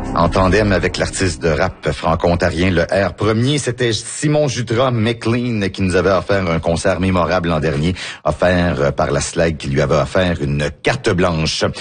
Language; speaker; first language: French; native; French